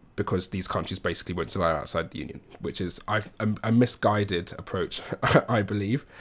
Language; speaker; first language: English; native; English